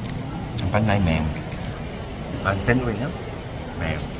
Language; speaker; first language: Vietnamese; non-native, learner; Korean